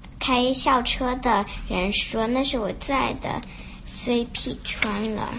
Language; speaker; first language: Chinese; early bilingual, heritage; Chinese